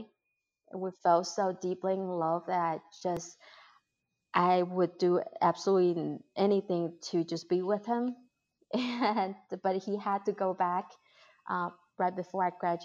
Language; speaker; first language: English; non-native, fluent; Chinese